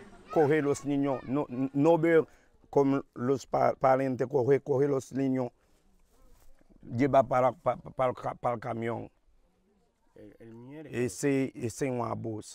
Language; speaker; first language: Spanish; non-native, local second language; Haitian Creole